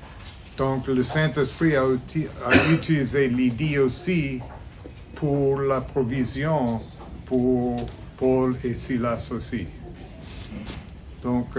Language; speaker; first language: French; non-native, fluent; English